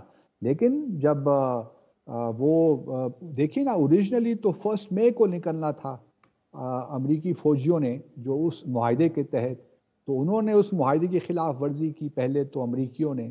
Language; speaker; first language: Urdu; native; Urdu